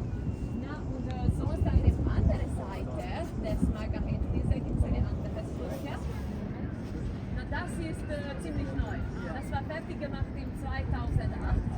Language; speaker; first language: German; non-native, fluent; Hungarian